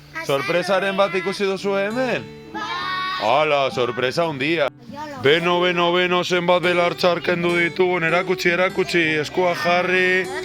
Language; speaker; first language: Basque; native; Basque